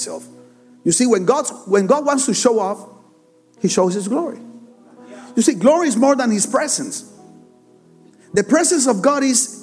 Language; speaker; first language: English; non-native, fluent; Spanish